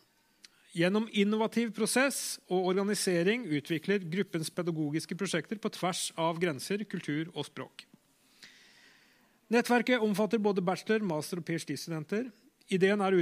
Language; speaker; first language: Norwegian; native; Norwegian